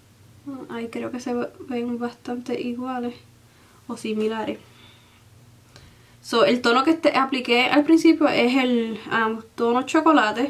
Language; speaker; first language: Spanish; early bilingual, heritage; Spanish